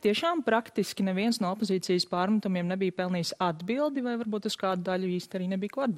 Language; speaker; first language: Latvian; native; Latvian